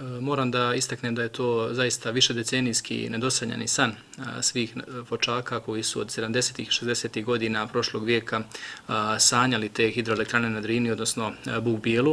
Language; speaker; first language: Bosnian; native; Bosnian